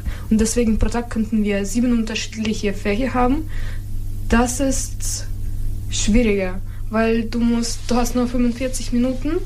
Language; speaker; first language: German; non-native, fluent; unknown